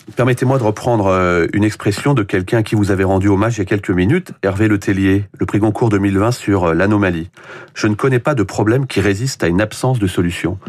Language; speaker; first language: French; native; French